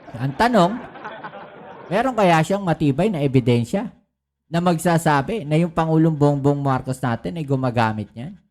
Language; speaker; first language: Filipino; native; Filipino